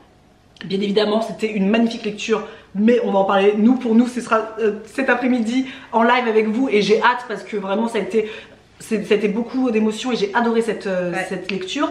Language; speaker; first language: French; native; French